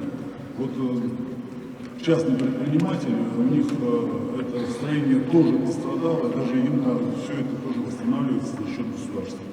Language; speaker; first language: Russian; native; Russian